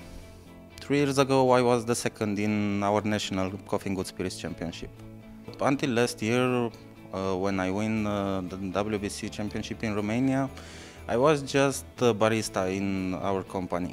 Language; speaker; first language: English; non-native, learner; Romanian